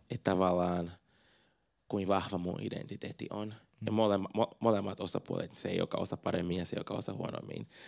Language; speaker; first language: Finnish; non-native, fluent; Portuguese